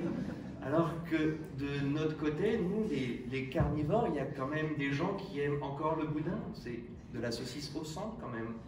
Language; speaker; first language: French; native; French